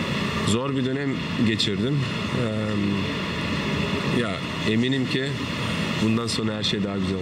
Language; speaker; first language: Turkish; early bilingual, heritage; Turkish